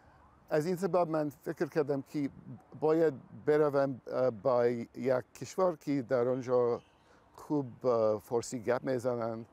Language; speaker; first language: Persian; non-native, learner; English